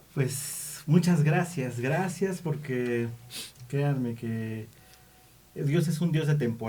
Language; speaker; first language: Spanish; native; Spanish